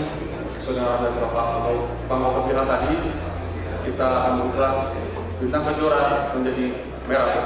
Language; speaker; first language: Indonesian; native; Indonesian